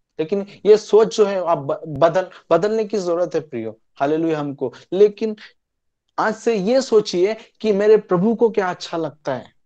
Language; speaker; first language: Hindi; non-native, local second language; Marathi